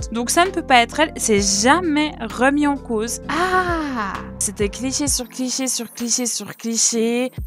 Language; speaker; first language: French; native; French